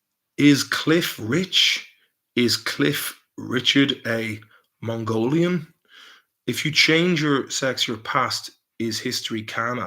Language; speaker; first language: English; native; English